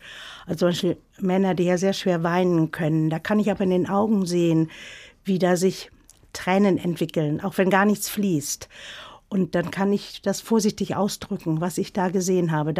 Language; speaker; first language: German; native; German